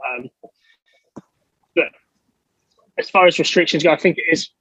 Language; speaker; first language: English; native; English